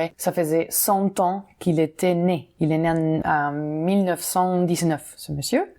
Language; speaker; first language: French; non-native, fluent; Spanish